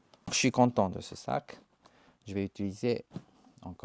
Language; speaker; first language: French; non-native, learner; Japanese